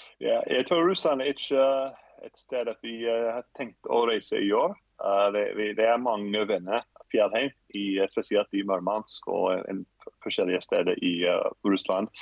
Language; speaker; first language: Norwegian; non-native, fluent; English